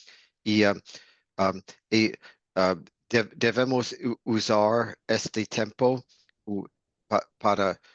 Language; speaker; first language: Portuguese; non-native, learner; English